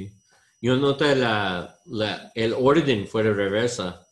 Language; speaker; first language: Spanish; non-native, learner; English